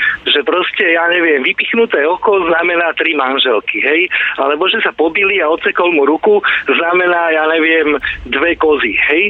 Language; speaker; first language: Slovak; native; Slovak